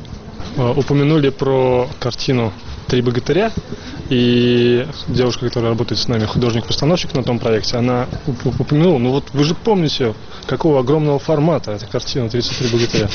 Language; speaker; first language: Russian; native; Russian